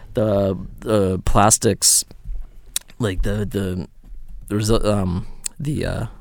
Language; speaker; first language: English; native; English